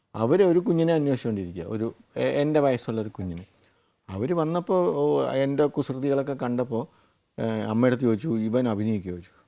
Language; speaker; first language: Malayalam; native; Malayalam